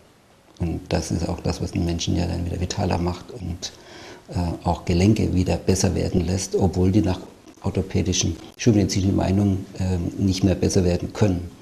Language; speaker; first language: German; native; German